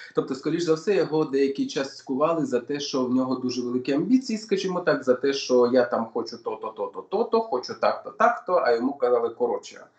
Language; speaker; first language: Ukrainian; non-native, local second language; Russian